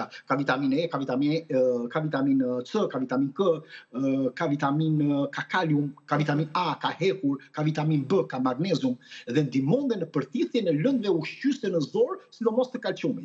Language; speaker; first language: Albanian; native; Albanian